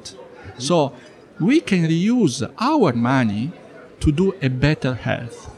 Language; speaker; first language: English; non-native, fluent; Italian